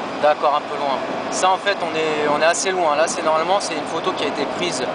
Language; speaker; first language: French; native; French